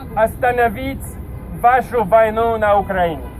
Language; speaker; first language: Russian; non-native, fluent; English